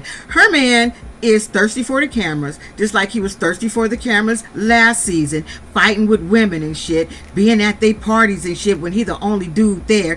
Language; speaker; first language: English; native; English